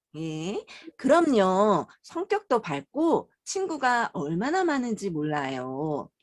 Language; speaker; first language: Korean; native; Korean